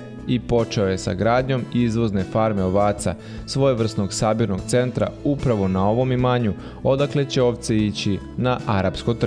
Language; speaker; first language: Serbian; native; Serbian